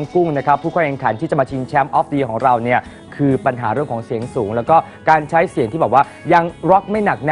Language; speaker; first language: Thai; native; Thai